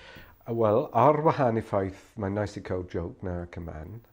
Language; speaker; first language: Welsh; non-native, fluent; English